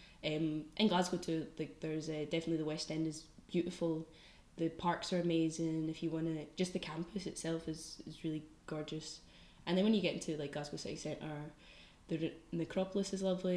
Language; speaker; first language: English; native; English